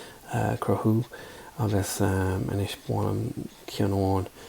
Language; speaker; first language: Irish; non-native, local second language; English